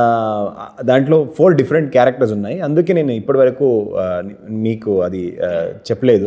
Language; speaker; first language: Telugu; non-native, learner; Kannada